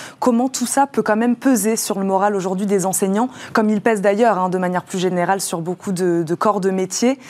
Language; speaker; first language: French; native; French